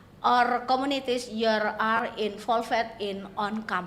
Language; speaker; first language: English; non-native, learner; Indonesian